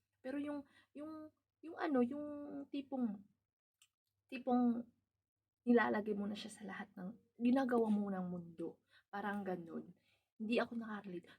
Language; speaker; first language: Filipino; non-native, local second language; Cebuano